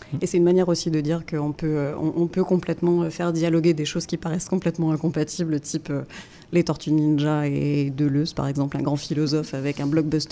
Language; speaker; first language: French; native; French